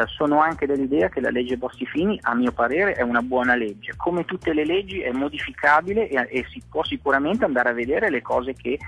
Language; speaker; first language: Italian; native; Italian